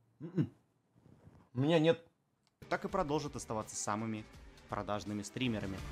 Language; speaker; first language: Russian; native; Russian